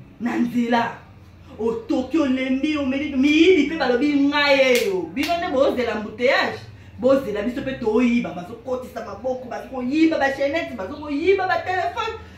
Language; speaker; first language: Lingala; native; Lingala